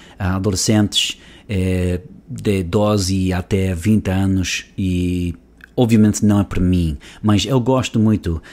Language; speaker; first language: Portuguese; non-native, learner; Spanish